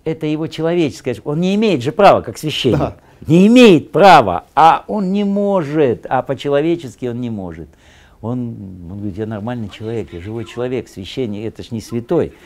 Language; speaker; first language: Russian; native; Russian